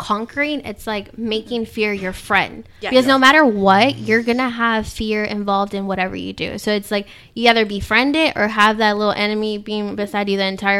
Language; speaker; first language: English; early bilingual, other home language; Spanish